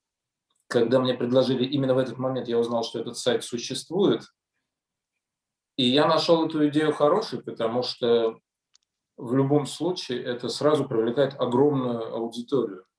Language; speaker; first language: Russian; native; Russian